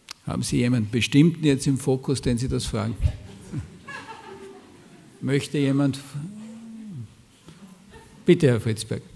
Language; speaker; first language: German; native; German